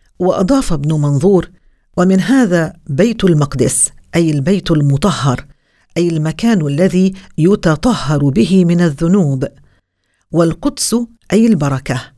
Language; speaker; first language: Arabic; native; Arabic